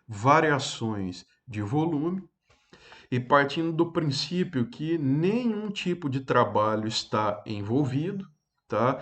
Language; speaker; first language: Portuguese; native; Portuguese